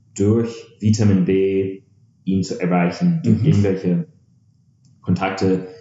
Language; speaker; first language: German; non-native, fluent; English